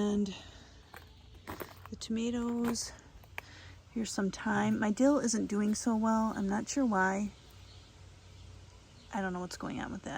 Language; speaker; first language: English; native; English